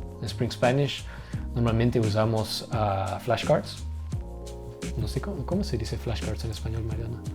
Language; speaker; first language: Spanish; non-native, fluent; Dutch